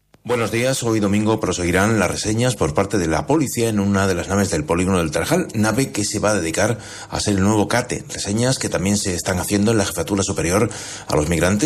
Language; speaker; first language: Spanish; native; Spanish